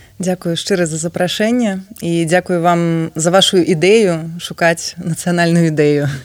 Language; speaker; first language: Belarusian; non-native, local second language; Russian